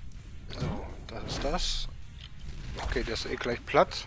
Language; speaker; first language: German; native; German